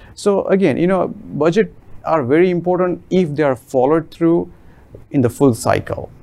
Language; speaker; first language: English; non-native, local second language; Gujarati